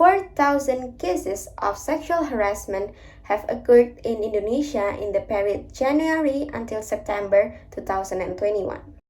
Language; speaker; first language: English; non-native, learner; Indonesian